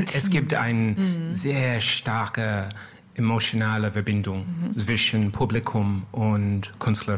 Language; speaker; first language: German; non-native, fluent; English